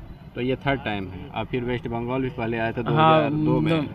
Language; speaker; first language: Hindi; native; Hindi